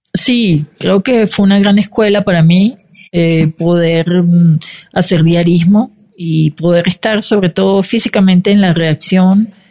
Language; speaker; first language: Spanish; native; Spanish